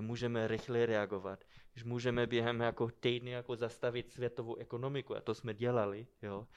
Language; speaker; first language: Czech; non-native, fluent; German